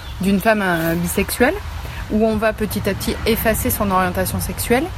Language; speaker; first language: French; native; French